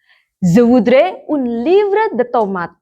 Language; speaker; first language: French; non-native, fluent; Indonesian